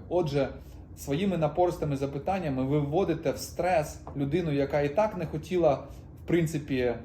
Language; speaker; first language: Ukrainian; non-native, local second language; Russian